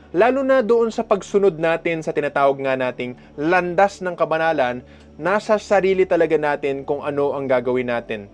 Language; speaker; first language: Filipino; non-native, local second language; Cebuano